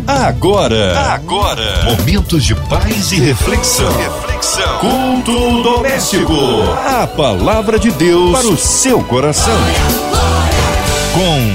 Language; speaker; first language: Portuguese; native; Portuguese